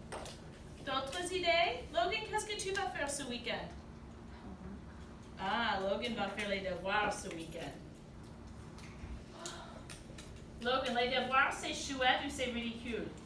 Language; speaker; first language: French; non-native, fluent; English